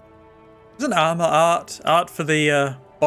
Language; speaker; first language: English; native; English